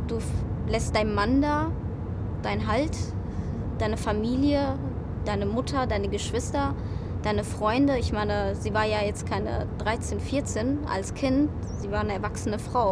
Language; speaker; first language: German; early bilingual, other home language; Persian